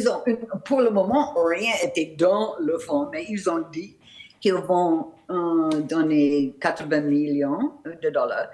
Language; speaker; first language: French; non-native, learner; English